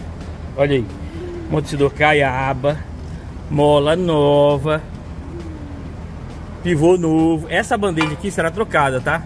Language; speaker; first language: Portuguese; native; Portuguese